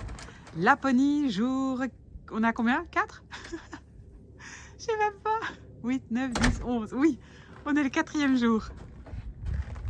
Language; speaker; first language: French; native; French